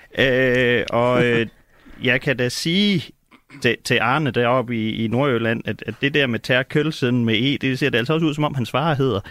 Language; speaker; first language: Danish; native; Danish